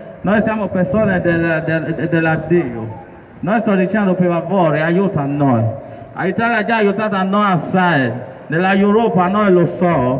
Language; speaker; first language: Italian; non-native, learner; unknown